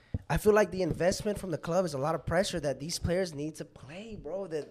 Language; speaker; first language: English; early bilingual, other home language; Spanish